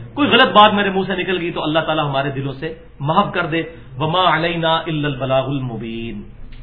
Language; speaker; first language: Urdu; non-native, local second language; Punjabi